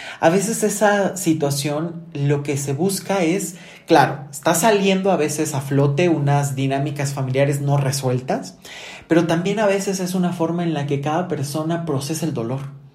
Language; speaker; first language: Spanish; native; Spanish